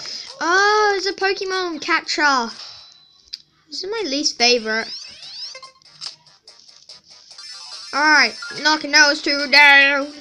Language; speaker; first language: English; native; English